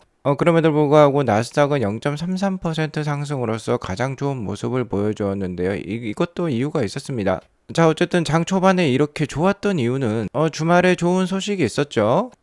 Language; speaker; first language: Korean; native; Korean